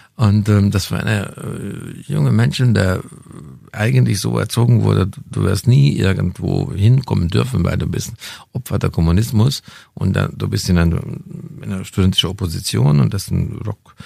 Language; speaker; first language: German; non-native, fluent; Hungarian